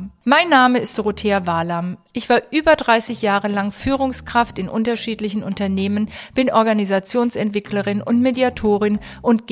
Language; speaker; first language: German; native; German